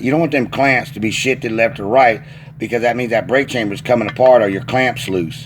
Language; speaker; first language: English; native; English